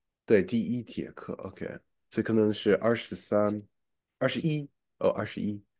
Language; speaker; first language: Chinese; non-native, fluent; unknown